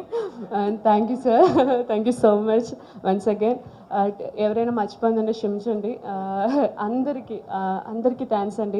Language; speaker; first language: Telugu; non-native, learner; Malayalam